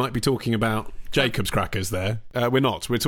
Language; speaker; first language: English; native; English